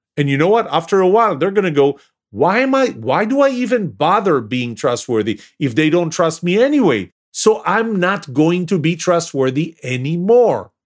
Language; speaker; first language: English; non-native, fluent; Hebrew